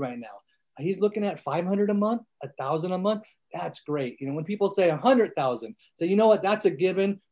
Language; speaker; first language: English; early bilingual, other home language; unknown